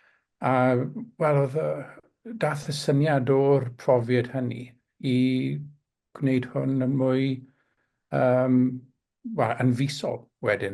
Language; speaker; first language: Welsh; non-native, local second language; English